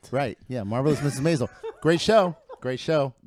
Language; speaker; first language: English; early bilingual, other home language; Spanish